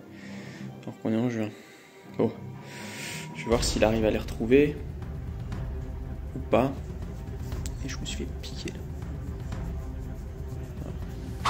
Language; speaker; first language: French; native; French